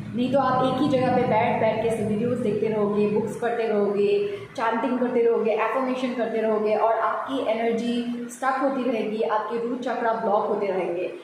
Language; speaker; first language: Hindi; non-native, local second language; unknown